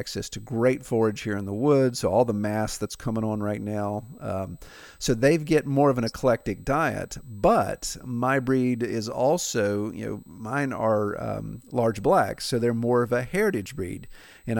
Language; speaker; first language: English; native; English